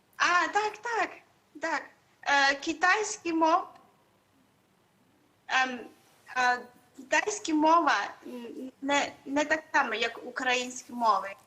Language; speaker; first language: Ukrainian; non-native, learner; Chinese